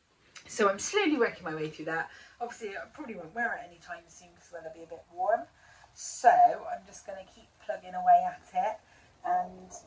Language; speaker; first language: English; native; English